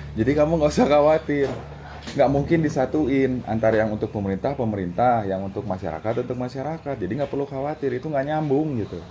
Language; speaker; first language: Indonesian; native; Indonesian